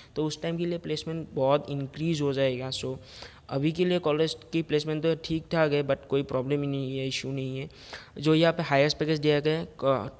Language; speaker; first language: Hindi; non-native, local second language; Assamese